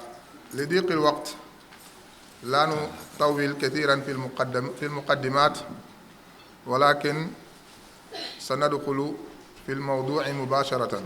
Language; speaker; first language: Arabic; non-native, fluent; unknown